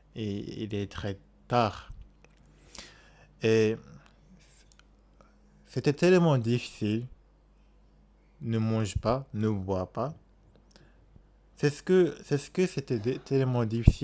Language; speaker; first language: French; non-native, learner; Japanese